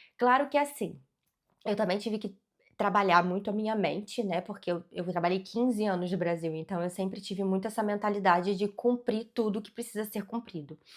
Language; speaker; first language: Portuguese; native; Portuguese